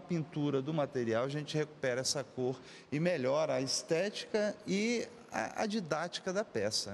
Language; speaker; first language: Portuguese; native; Portuguese